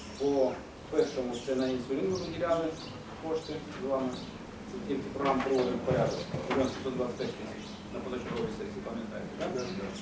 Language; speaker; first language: Ukrainian; native; Ukrainian